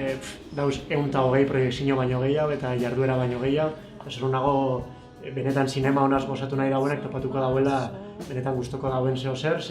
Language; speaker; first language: Basque; native; Basque